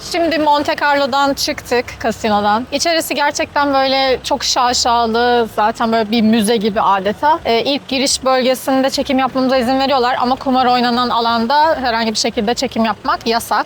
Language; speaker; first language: Turkish; native; Turkish